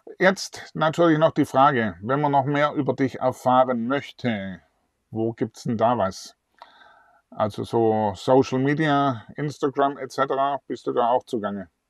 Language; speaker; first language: German; native; German